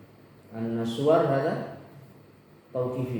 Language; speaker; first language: Arabic; non-native, fluent; Indonesian